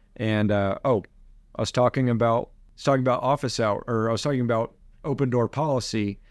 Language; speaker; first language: English; native; English